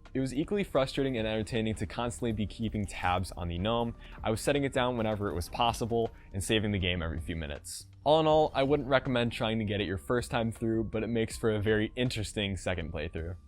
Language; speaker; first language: English; native; English